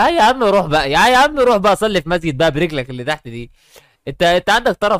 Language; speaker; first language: Arabic; native; Arabic